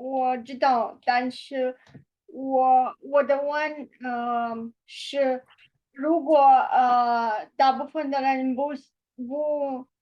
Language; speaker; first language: Chinese; non-native, learner; Romanian